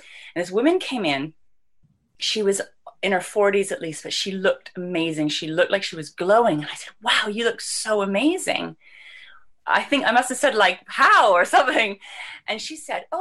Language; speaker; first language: English; native; English